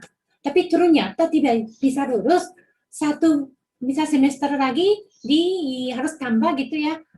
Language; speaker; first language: Indonesian; non-native, fluent; Japanese